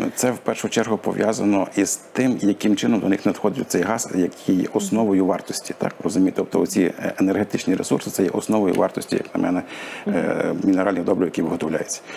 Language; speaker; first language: Ukrainian; native; Ukrainian